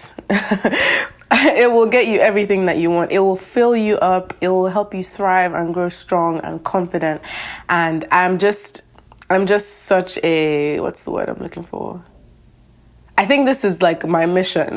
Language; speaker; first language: English; non-native, local second language; Yoruba